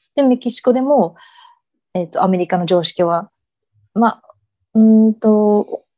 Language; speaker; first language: Japanese; early bilingual, heritage; English